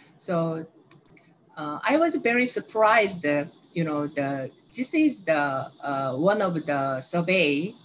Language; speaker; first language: English; non-native, learner; Korean